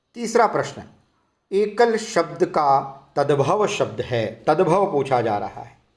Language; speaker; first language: Hindi; native; Hindi